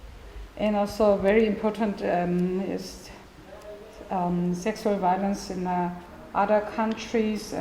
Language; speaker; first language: English; non-native, learner; German